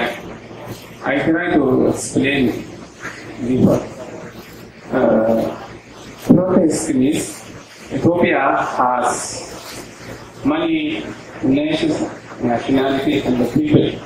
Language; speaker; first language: English; non-native, learner; Oromo